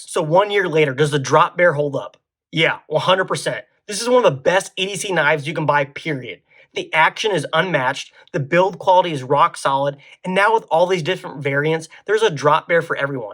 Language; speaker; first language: English; native; English